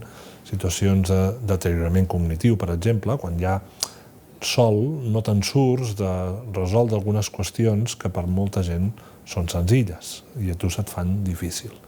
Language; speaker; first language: Catalan; native; Catalan